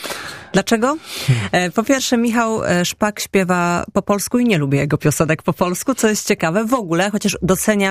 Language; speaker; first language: Polish; native; Polish